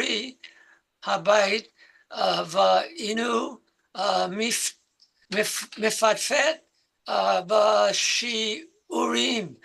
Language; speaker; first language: Hebrew; non-native, learner; English